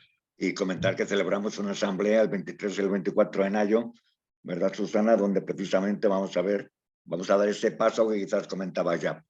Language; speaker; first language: Spanish; native; Spanish